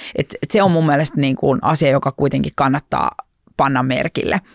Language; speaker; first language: Finnish; native; Finnish